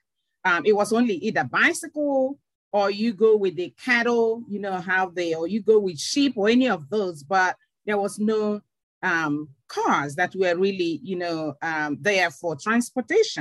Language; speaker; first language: English; non-native, local second language; Igbo